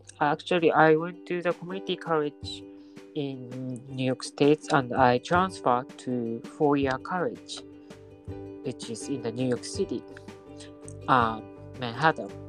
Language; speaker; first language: English; non-native, fluent; Japanese